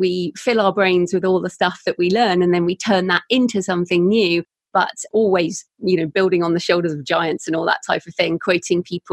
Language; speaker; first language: English; native; English